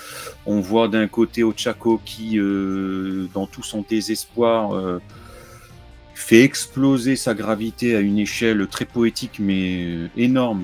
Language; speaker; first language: French; native; French